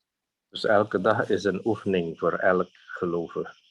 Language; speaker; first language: Dutch; non-native, fluent; Indonesian